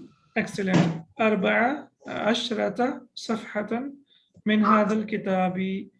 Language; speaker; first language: Arabic; non-native, fluent; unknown